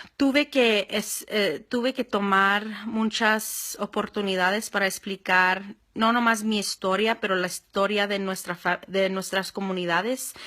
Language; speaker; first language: Spanish; early bilingual, heritage; Spanish